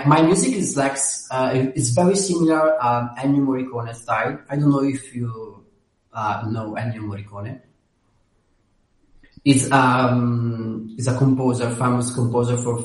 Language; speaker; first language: English; non-native, learner; Italian